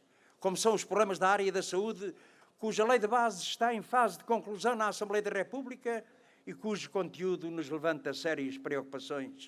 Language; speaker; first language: Portuguese; native; Portuguese